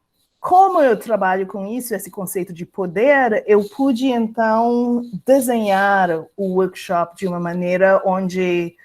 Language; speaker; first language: Portuguese; non-native, fluent; English